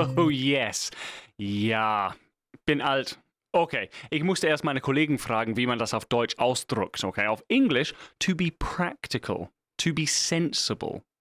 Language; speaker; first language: German; non-native, fluent; English